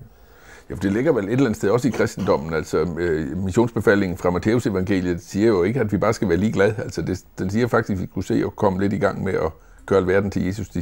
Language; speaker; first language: Danish; native; Danish